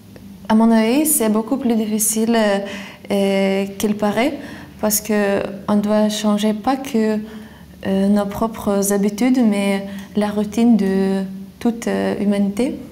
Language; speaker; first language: French; non-native, fluent; Lithuanian